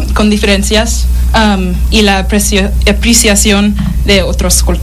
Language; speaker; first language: Spanish; non-native, learner; English